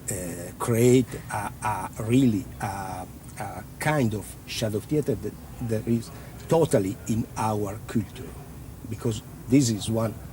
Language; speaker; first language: English; non-native, learner; Italian